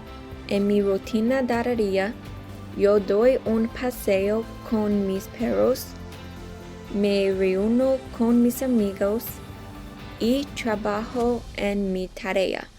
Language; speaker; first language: Spanish; non-native, learner; English